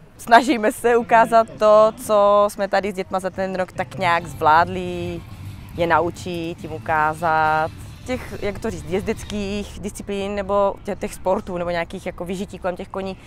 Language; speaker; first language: Czech; native; Czech